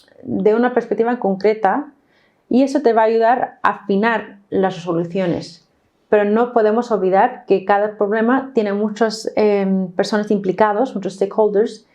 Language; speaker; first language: Spanish; non-native, fluent; English